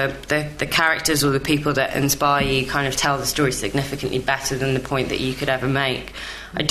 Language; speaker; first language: English; native; English